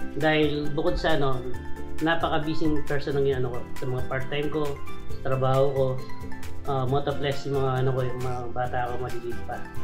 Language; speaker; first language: Filipino; non-native, local second language; Cebuano